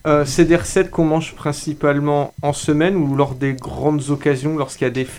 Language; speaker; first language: French; native; French